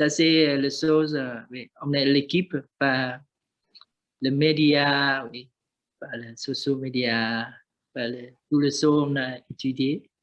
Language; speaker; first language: French; non-native, learner; Vietnamese